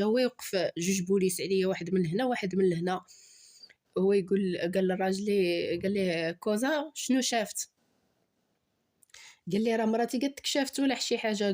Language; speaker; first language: Arabic; native; Arabic